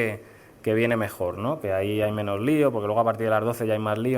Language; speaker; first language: Spanish; native; Spanish